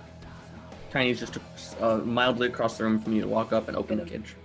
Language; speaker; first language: English; native; English